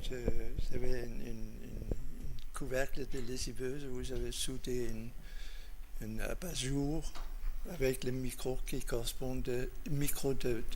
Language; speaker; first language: French; non-native, fluent; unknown